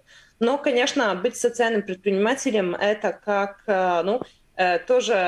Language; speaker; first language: Russian; non-native, local second language; Latvian